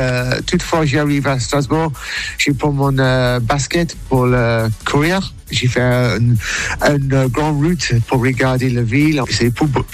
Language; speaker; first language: French; non-native, learner; English